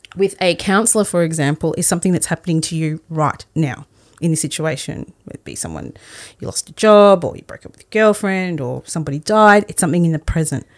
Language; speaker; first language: English; early bilingual, other home language; Spanish